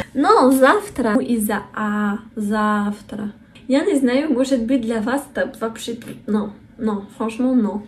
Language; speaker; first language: Russian; non-native, fluent; French